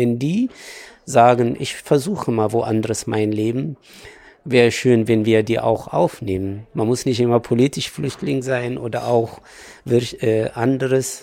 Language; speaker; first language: German; non-native, fluent; Amharic